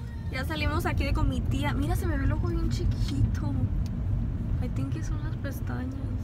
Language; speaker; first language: Spanish; early bilingual, heritage; Spanish